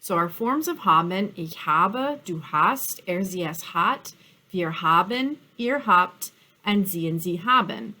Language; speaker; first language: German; non-native, fluent; English